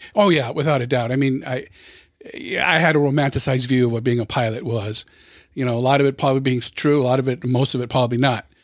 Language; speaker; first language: English; native; English